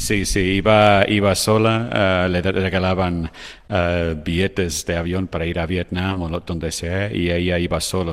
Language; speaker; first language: Spanish; non-native, fluent; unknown